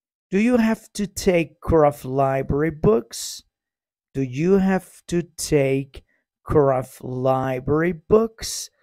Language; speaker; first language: English; non-native, fluent; Persian